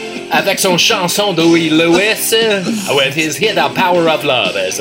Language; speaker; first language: English; native; English